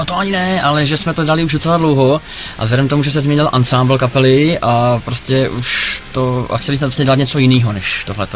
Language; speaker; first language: Czech; native; Czech